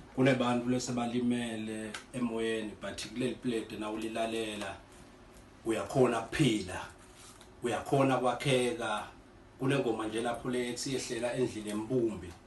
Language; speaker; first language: Zulu; non-native, local second language; Swati